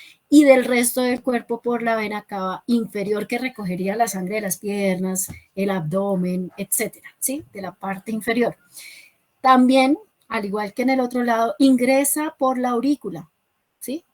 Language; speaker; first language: Spanish; native; Spanish